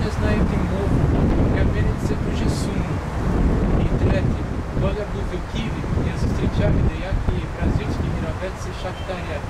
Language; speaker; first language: Ukrainian; non-native, learner; Portuguese